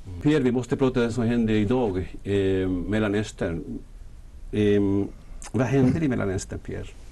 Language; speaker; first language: Swedish; non-native, fluent; Spanish